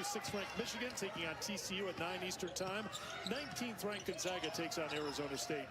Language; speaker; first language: English; native; English